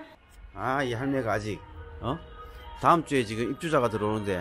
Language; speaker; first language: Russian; non-native, learner; Korean